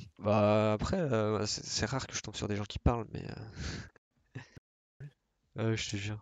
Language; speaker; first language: French; native; French